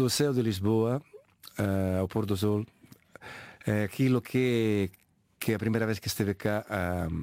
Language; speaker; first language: Portuguese; non-native, fluent; Italian